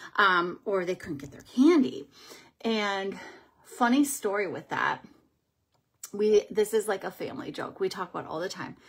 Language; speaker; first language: English; native; English